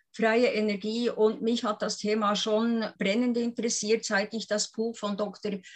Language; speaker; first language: German; native; German